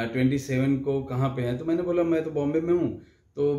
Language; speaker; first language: Hindi; native; Hindi